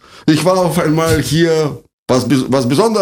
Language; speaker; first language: German; non-native, fluent; Russian